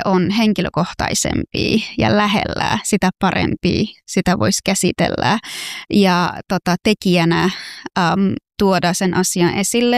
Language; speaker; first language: Finnish; non-native, fluent; Persian